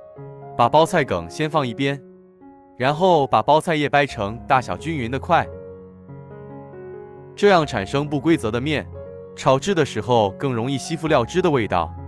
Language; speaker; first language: Chinese; native; Chinese